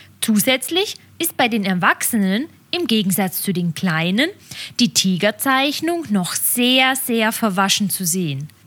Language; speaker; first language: German; native; German